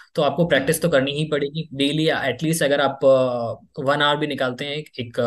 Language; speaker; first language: Hindi; native; Hindi